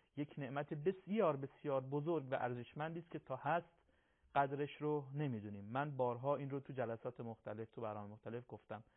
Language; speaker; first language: Persian; native; Persian